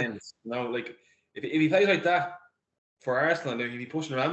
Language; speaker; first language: English; native; English